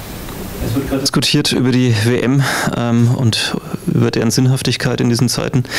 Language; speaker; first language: German; native; German